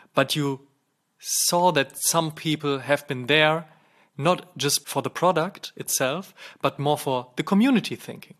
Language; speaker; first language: English; non-native, fluent; German